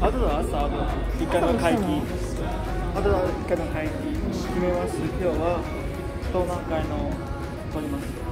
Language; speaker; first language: Japanese; non-native, learner; Chinese